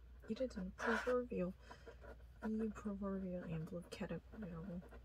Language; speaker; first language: English; non-native, fluent; Korean